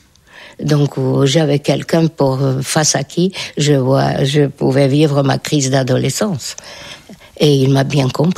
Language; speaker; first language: French; non-native, fluent; Hungarian